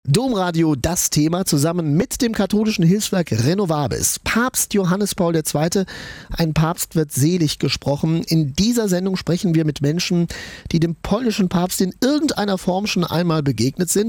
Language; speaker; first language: German; native; German